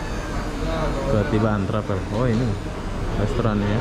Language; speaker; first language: Indonesian; native; Indonesian